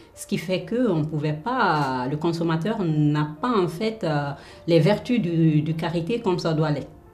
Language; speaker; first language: French; non-native, local second language; Fula